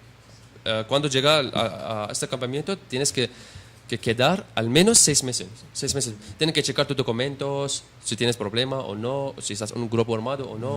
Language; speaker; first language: Spanish; non-native, learner; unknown